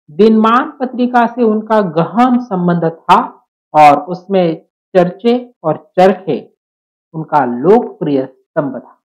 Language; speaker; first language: Hindi; non-native, local second language; Marathi